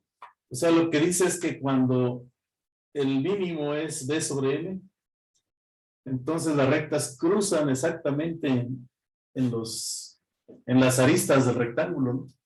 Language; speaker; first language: Spanish; native; Spanish